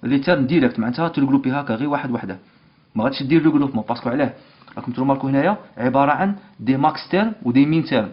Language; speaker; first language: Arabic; native; Arabic